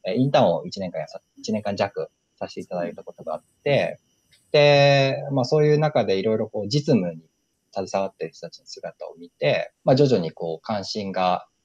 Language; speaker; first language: Japanese; native; Japanese